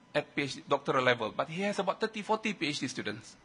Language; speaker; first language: English; non-native, local second language; Malay